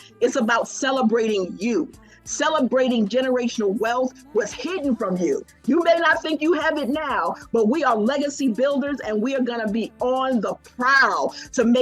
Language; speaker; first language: English; native; English